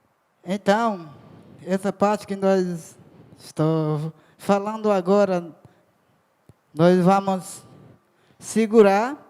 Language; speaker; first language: Portuguese; non-native, local second language; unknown